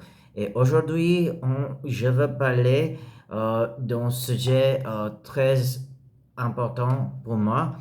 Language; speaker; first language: French; non-native, learner; English